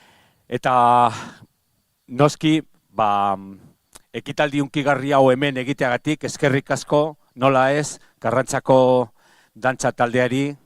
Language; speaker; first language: Basque; non-native, local second language; Spanish